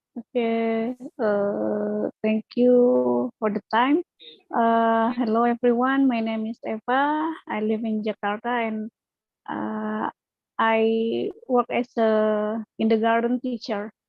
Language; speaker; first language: English; non-native, learner; Indonesian